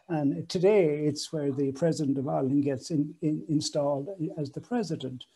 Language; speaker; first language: English; native; English